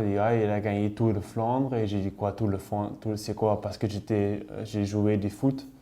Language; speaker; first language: French; non-native, learner; Dutch